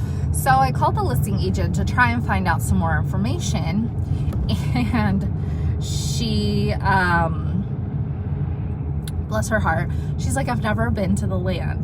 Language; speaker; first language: English; native; English